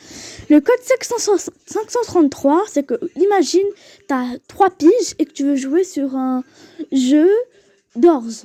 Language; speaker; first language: French; native; French